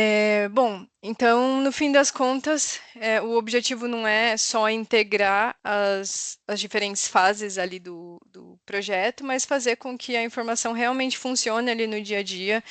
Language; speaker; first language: Portuguese; native; Portuguese